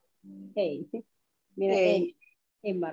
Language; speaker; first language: Finnish; non-native, learner; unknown